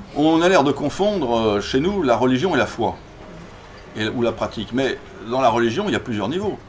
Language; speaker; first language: French; native; French